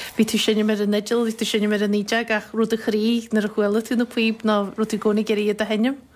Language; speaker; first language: Irish; native; Irish